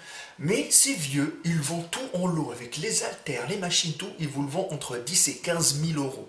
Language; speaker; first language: French; native; French